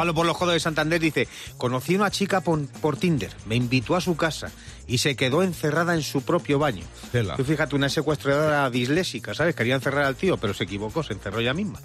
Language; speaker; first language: Spanish; native; Spanish